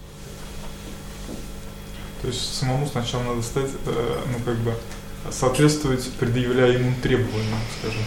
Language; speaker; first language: Russian; native; Russian